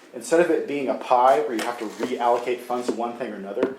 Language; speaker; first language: English; native; English